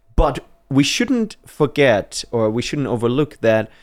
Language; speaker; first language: English; non-native, fluent; German